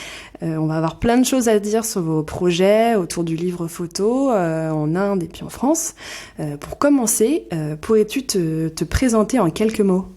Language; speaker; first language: French; native; French